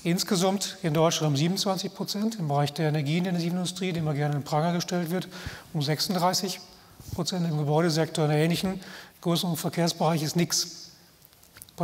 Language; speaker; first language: German; native; German